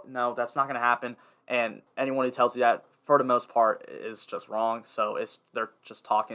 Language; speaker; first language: English; native; English